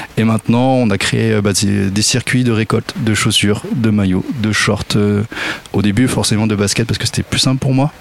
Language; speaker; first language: French; native; French